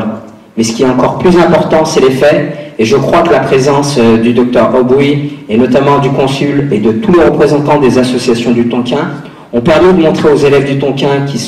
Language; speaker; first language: French; native; French